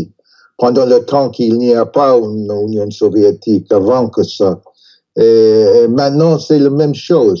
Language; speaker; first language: French; non-native, learner; English